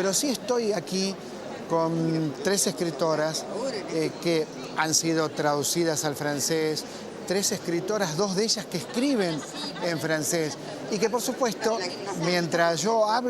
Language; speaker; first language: Spanish; native; Spanish